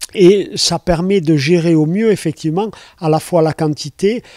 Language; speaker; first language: French; native; French